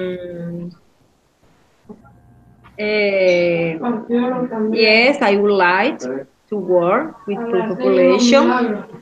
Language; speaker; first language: English; non-native, learner; Spanish